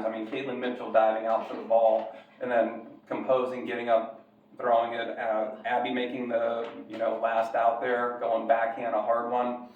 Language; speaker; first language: English; native; English